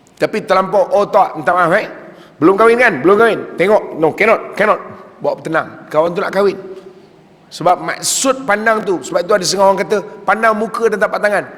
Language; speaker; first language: Malay; native; Malay